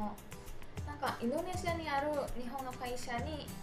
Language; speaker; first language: Japanese; non-native, learner; Indonesian